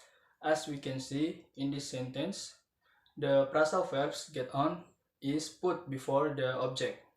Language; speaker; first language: English; non-native, learner; Indonesian